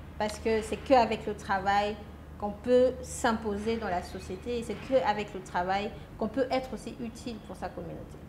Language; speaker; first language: French; non-native, local second language; Lingala